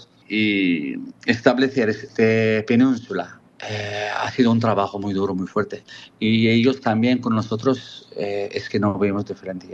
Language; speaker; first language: Spanish; non-native, fluent; Arabic